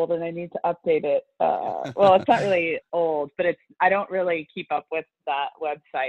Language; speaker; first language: English; native; English